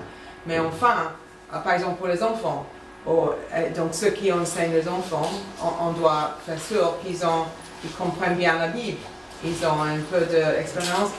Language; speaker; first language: French; non-native, fluent; English